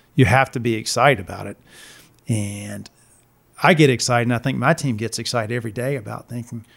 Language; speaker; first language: English; native; English